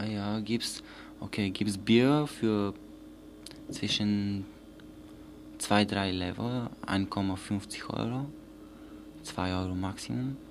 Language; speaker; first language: German; non-native, learner; Bulgarian